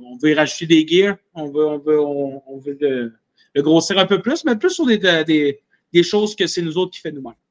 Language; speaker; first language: French; native; French